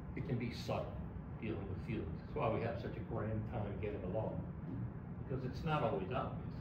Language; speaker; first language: English; native; English